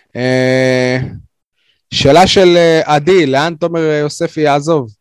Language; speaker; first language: Hebrew; native; Hebrew